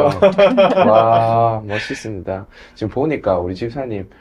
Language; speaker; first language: Korean; native; Korean